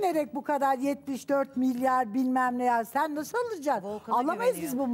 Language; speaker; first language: Turkish; native; Turkish